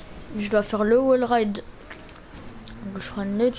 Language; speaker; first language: French; native; French